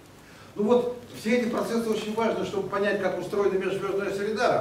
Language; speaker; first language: Russian; native; Russian